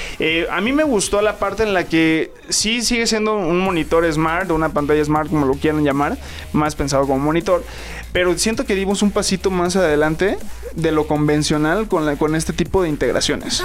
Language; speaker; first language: Spanish; native; Spanish